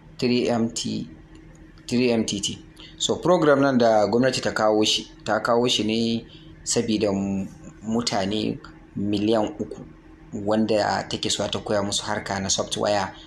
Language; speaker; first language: Hausa; non-native, local second language; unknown